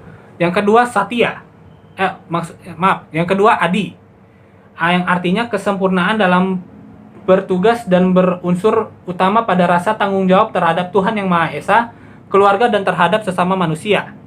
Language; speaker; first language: Indonesian; native; Indonesian